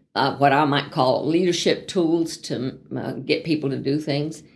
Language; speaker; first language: English; native; English